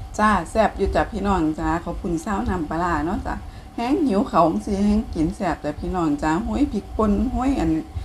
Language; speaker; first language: Thai; native; Thai